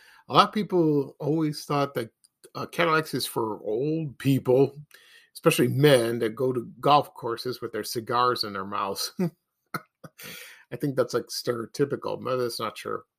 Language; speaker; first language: English; native; English